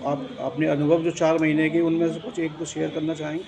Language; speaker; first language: Hindi; native; Hindi